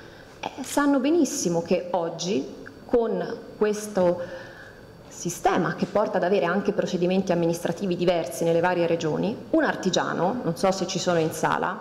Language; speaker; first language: Italian; native; Italian